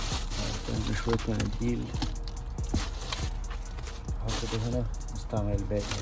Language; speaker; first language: Arabic; native; Arabic